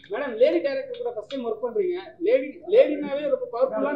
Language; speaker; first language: Tamil; native; Tamil